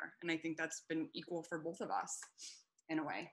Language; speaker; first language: English; native; English